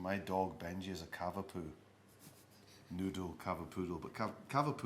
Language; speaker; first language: English; early bilingual, other home language; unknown